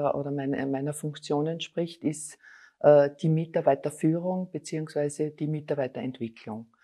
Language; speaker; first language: German; native; German